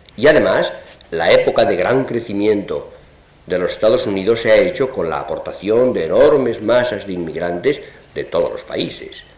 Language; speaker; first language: Spanish; native; Spanish